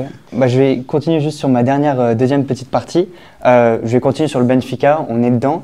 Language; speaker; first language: French; native; French